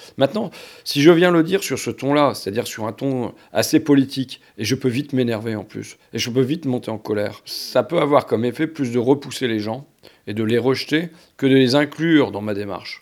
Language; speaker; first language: French; native; French